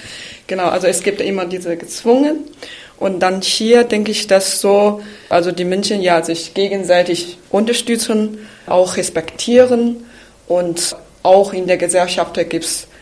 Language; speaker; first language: German; non-native, fluent; Chinese